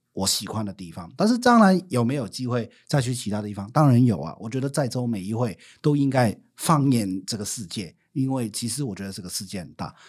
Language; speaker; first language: Chinese; non-native, fluent; Cantonese